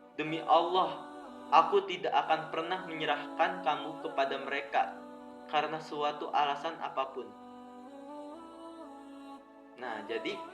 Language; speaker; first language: Indonesian; native; Indonesian